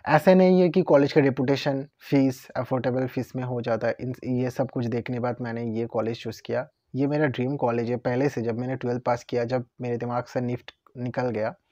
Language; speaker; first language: Hindi; non-native, local second language; Bangla